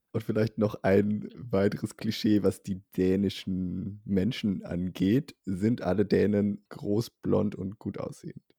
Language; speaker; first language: German; native; German